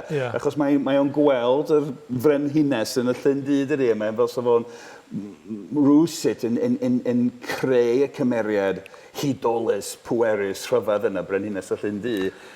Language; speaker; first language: Welsh; non-native, fluent; English